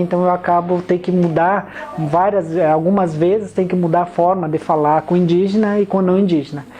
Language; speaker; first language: Portuguese; non-native, local second language; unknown